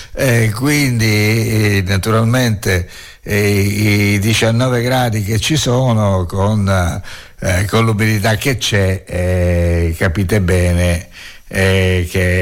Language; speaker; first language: Italian; native; Italian